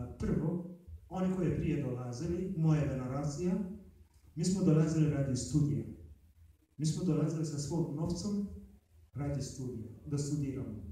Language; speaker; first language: Bosnian; non-native, fluent; Arabic